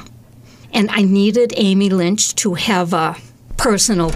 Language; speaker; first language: English; native; English